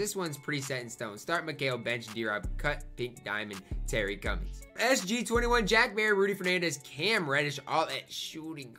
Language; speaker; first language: English; native; English